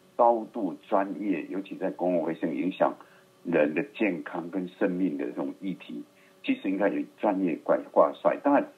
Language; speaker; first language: Chinese; native; Chinese